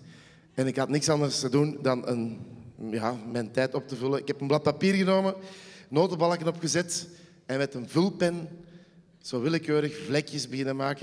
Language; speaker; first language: Dutch; native; Dutch